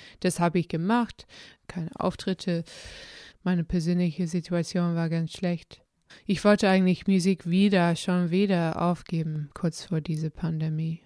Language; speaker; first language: German; early bilingual, heritage; English